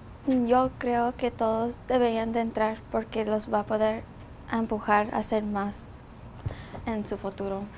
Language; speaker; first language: Spanish; early bilingual, heritage; Spanish